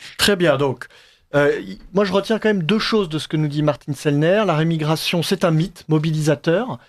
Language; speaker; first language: French; native; French